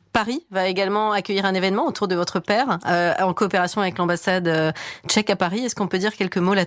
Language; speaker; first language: French; native; French